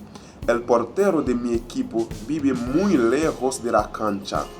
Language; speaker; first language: Spanish; non-native, fluent; Haitian Creole